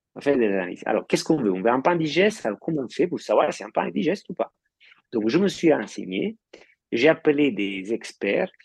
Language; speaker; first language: French; non-native, fluent; Italian